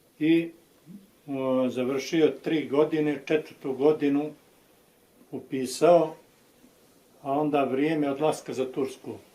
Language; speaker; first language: Bosnian; native; Bosnian